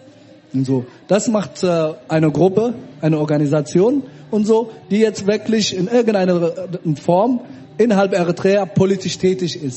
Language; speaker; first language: German; early bilingual, other home language; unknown